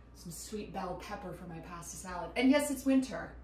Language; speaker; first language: English; native; English